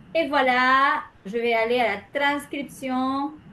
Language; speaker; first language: French; non-native, fluent; Spanish